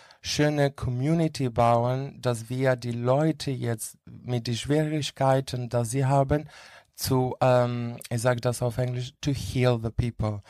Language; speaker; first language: German; non-native, learner; Greek